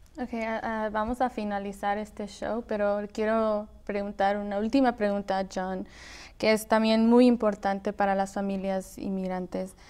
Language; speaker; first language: Spanish; early bilingual, heritage; Spanish